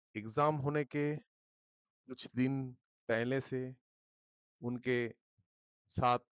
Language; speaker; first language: Hindi; non-native, local second language; Bangla